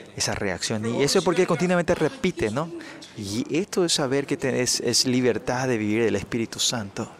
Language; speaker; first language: Spanish; non-native, fluent; Korean